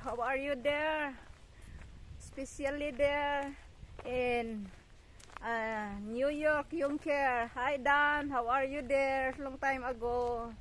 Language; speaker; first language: English; non-native, learner; Cebuano